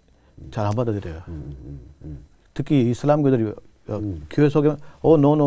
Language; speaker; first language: Korean; non-native, learner; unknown